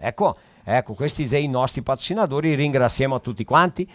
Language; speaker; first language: Italian; early bilingual, heritage; Italian